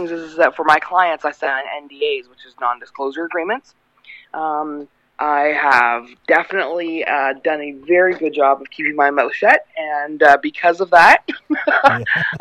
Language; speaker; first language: English; native; English